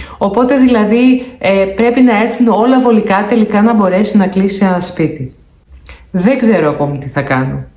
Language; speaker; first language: Greek; native; Greek